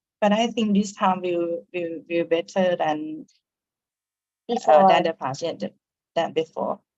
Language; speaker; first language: English; non-native, learner; Thai